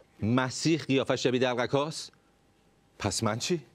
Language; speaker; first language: Persian; native; Persian